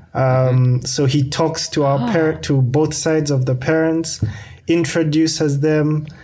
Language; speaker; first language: English; non-native, local second language; Ganda